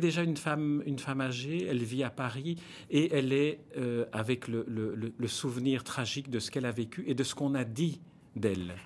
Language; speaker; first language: French; native; French